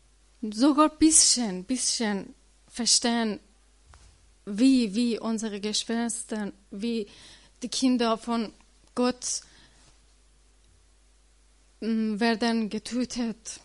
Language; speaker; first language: German; non-native, learner; Persian